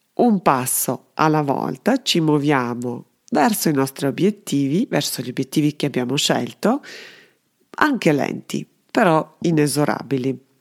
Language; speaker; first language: Italian; non-native, fluent; Serbian